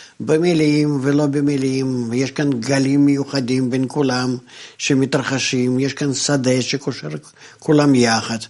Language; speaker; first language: Hebrew; non-native, fluent; Russian